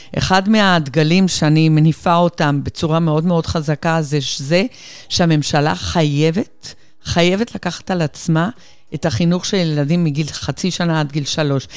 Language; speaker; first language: Hebrew; non-native, fluent; Spanish